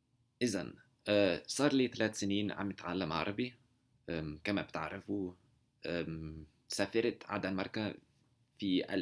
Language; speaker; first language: Arabic; non-native, learner; English